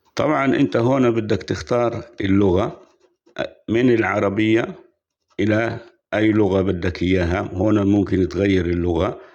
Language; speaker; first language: Arabic; native; Arabic